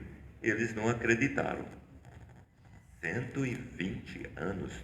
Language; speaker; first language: Portuguese; early bilingual, other home language; English